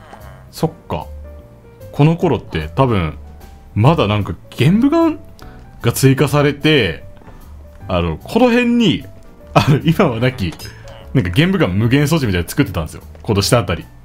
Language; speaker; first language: Japanese; native; Japanese